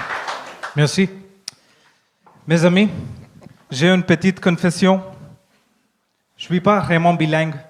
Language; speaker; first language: French; non-native, learner; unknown